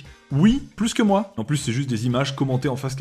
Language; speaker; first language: French; native; French